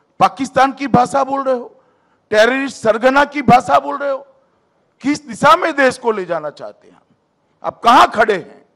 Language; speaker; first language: Hindi; non-native, local second language; Gujarati